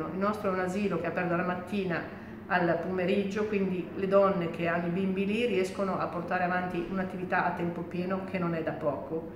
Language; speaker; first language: Italian; native; Italian